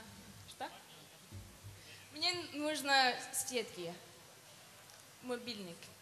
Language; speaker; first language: Russian; non-native, learner; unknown